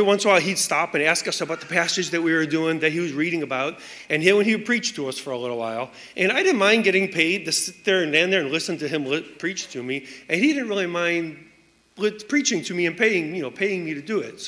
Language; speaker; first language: English; native; English